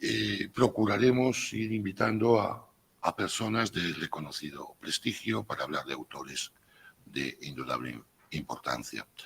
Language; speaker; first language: Spanish; native; Spanish